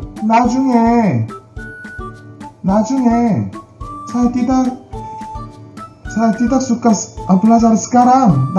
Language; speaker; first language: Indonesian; non-native, learner; Korean